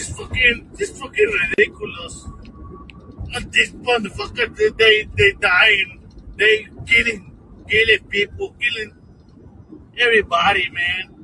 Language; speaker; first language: English; non-native, learner; Spanish